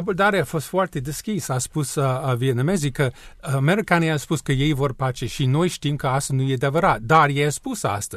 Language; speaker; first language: Romanian; non-native, learner; English